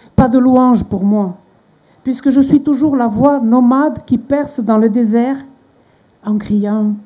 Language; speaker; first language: French; non-native, local second language; Basque